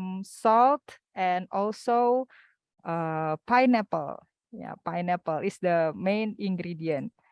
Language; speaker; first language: English; non-native, fluent; Indonesian